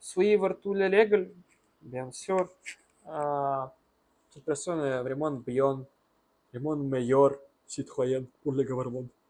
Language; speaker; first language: French; non-native, learner; Russian